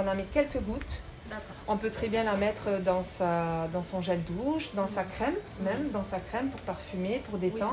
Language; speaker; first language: French; native; French